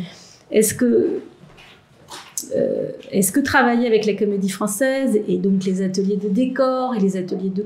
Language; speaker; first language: French; native; French